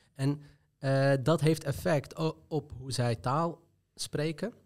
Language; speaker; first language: Dutch; early bilingual, other home language; Arabic